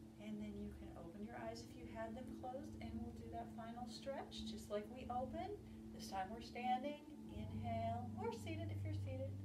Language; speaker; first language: English; native; English